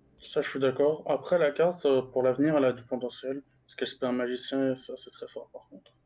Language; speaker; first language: French; native; French